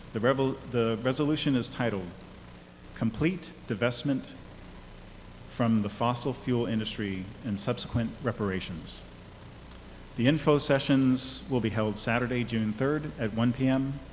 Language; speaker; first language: English; native; English